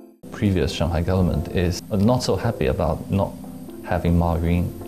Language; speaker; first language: English; non-native, fluent; Chinese